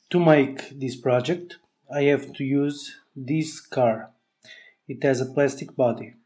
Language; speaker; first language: English; non-native, learner; Portuguese